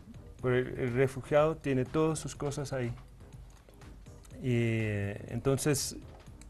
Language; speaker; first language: Spanish; early bilingual, heritage; Danish